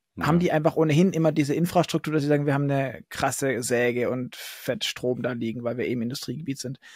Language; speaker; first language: German; native; German